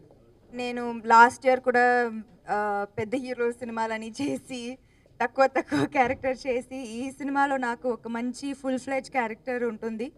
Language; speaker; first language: Telugu; non-native, local second language; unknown